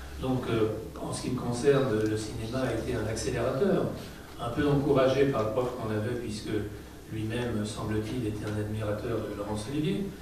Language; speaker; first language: French; native; French